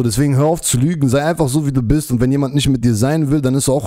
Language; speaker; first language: German; native; German